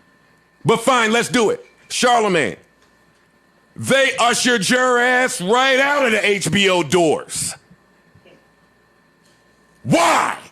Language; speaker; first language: English; native; English